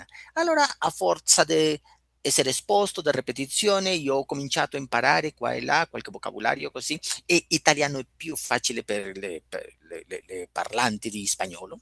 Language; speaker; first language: Italian; non-native, fluent; Spanish